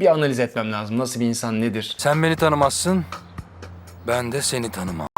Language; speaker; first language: Turkish; non-native, fluent; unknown